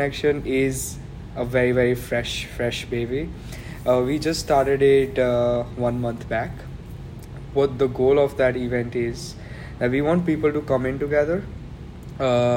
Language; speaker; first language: English; non-native, local second language; Gujarati